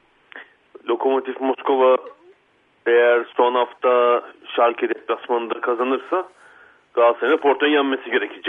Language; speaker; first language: Turkish; native; Turkish